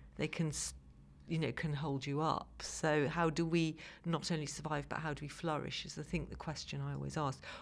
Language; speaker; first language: English; native; English